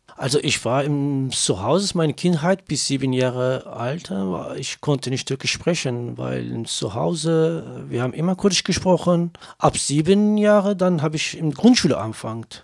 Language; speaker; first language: German; non-native, learner; Kurdish